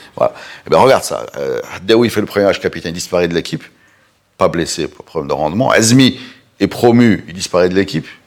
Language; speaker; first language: French; non-native, local second language; Arabic